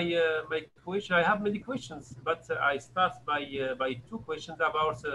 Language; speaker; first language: English; non-native, learner; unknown